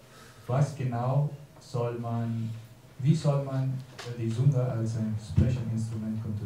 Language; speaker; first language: German; non-native, learner; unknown